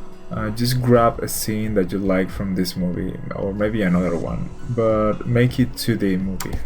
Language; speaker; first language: English; non-native, fluent; Spanish